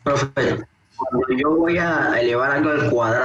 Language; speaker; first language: Spanish; native; Spanish